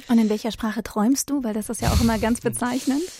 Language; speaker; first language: German; native; German